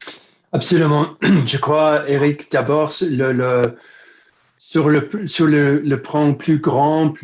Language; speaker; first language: French; non-native, fluent; English